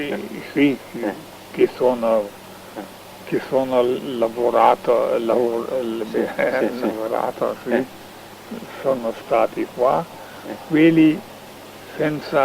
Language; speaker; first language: Italian; non-native, learner; Slovenian